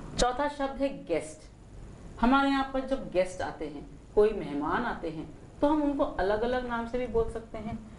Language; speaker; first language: Hindi; native; Hindi